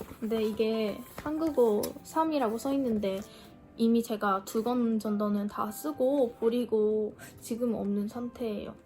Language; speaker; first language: Korean; non-native, fluent; Japanese